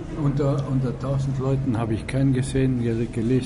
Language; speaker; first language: German; non-native, fluent; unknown